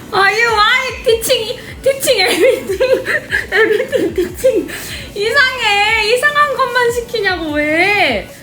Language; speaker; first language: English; non-native, learner; Korean